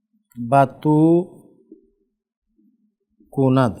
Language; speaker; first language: Persian; non-native, fluent; Urdu